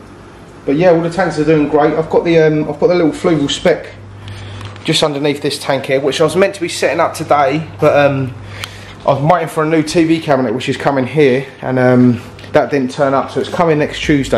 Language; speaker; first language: English; native; English